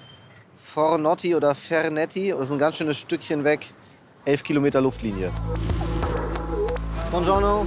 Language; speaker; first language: German; native; German